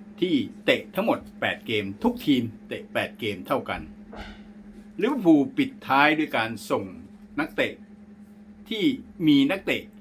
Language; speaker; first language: Thai; native; Thai